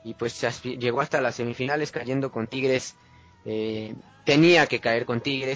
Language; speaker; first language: Spanish; native; Spanish